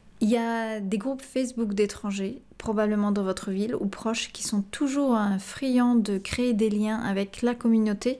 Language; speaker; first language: French; native; French